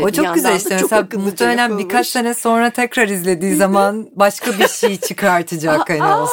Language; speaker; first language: Turkish; native; Turkish